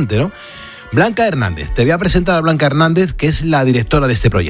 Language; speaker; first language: Spanish; native; Spanish